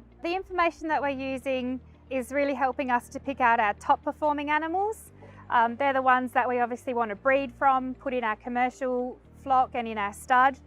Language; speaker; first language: English; native; English